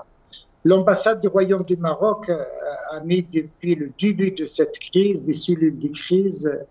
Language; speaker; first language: French; non-native, local second language; Arabic